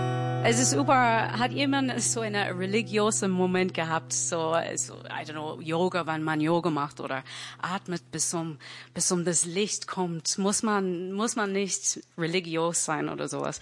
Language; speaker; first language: German; non-native, learner; English